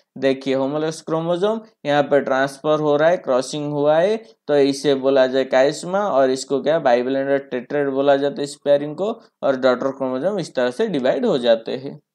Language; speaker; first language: Hindi; non-native, local second language; Bangla